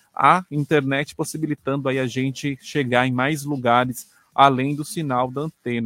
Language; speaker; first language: Portuguese; native; Portuguese